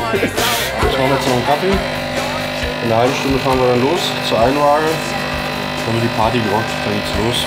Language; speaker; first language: German; native; German